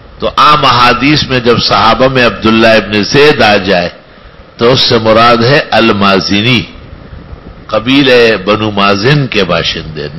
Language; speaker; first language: Urdu; non-native, local second language; Pashto